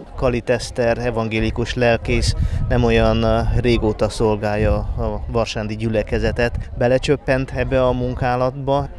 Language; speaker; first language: Hungarian; native; Hungarian